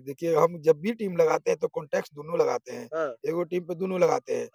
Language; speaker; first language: Hindi; native; Hindi